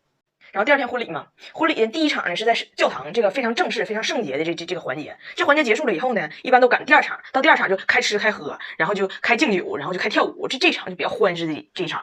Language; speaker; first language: Chinese; native; Chinese